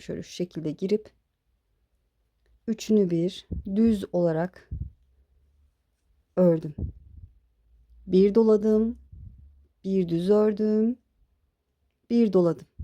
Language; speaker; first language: Turkish; native; Turkish